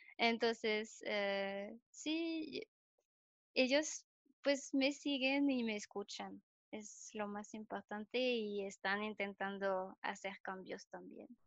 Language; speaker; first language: Spanish; non-native, fluent; French